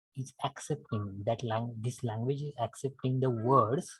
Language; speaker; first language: English; non-native, local second language; Marathi